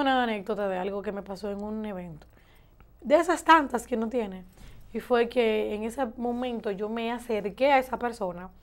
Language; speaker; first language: Spanish; native; Spanish